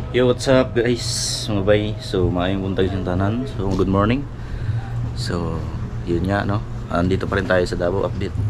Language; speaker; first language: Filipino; non-native, local second language; Cebuano